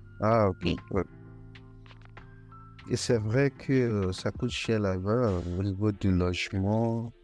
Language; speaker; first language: French; non-native, fluent; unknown